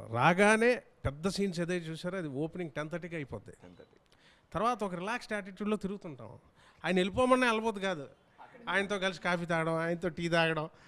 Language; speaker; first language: Telugu; native; Telugu